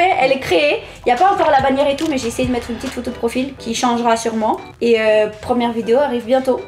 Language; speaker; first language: French; native; French